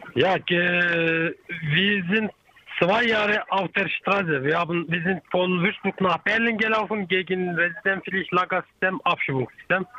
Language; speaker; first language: German; non-native, learner; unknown